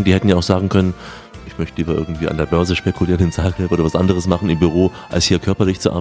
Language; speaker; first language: German; native; German